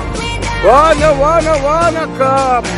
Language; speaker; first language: English; non-native, learner; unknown